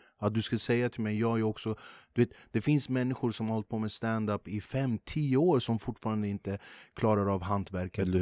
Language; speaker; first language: Swedish; early bilingual, other home language; Kurdish